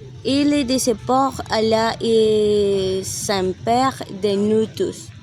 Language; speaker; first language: French; non-native, learner; Spanish